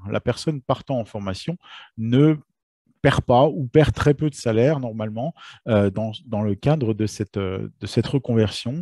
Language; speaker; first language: French; native; French